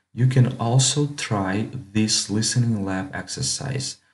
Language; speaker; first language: English; non-native, fluent; Russian